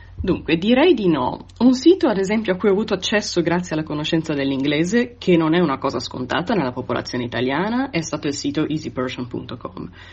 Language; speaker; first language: Italian; native; Italian